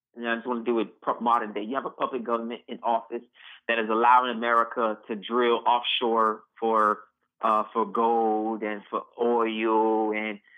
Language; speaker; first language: English; native; English